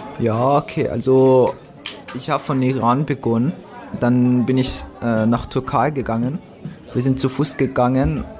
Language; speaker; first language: German; non-native, fluent; Persian